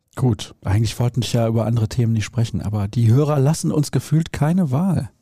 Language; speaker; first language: German; native; German